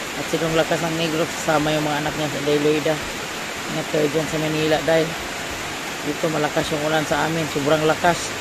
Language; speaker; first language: Filipino; non-native, local second language; Cebuano